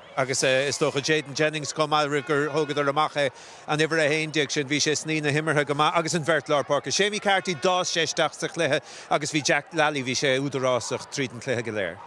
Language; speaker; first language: Irish; native; Irish